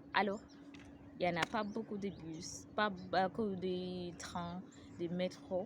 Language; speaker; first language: French; non-native, learner; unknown